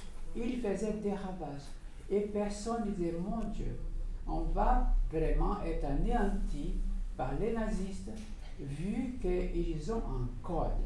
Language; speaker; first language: French; non-native, fluent; Portuguese